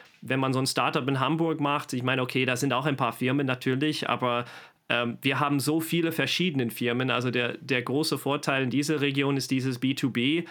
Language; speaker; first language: German; non-native, fluent; English